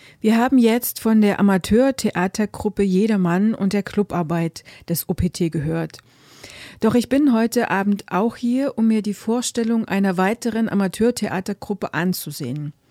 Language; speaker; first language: German; native; German